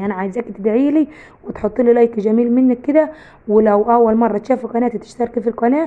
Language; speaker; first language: Arabic; native; Arabic